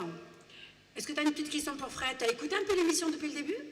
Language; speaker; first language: French; native; French